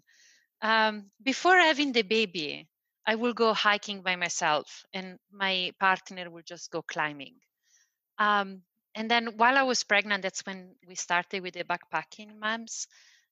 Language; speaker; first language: English; non-native, fluent; Italian